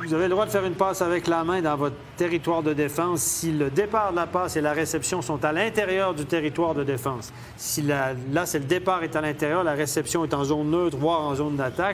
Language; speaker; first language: French; native; French